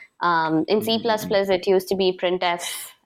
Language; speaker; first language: English; non-native, local second language; Tamil